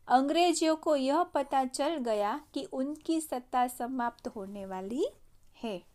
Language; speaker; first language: Hindi; non-native, local second language; Gujarati